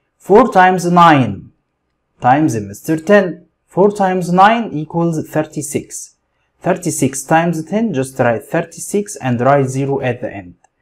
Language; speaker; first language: English; non-native, fluent; Arabic